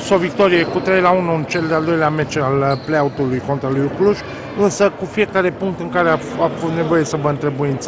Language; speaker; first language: Romanian; native; Romanian